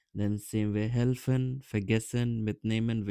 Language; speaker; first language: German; non-native, fluent; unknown